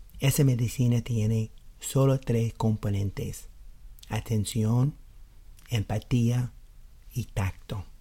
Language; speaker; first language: Spanish; non-native, fluent; English